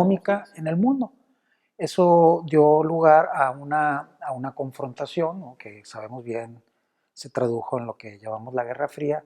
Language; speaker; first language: Spanish; native; Spanish